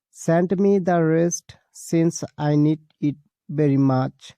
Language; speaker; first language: English; non-native, local second language; Assamese